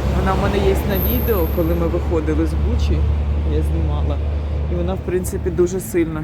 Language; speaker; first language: Ukrainian; native; Ukrainian